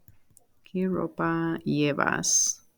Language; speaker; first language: Spanish; non-native, fluent; English